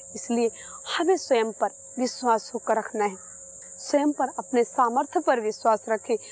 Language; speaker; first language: Hindi; native; Hindi